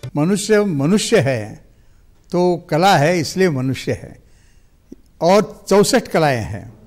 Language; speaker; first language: Hindi; non-native, local second language; Marathi